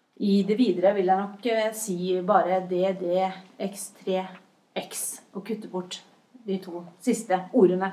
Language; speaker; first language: Norwegian; native; Norwegian